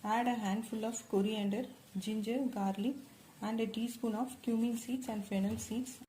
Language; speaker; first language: English; non-native, local second language; Tamil